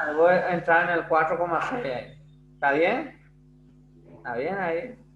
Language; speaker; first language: Spanish; non-native, fluent; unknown